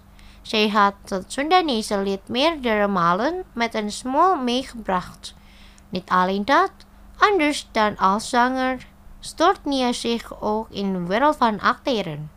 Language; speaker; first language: Dutch; non-native, fluent; Indonesian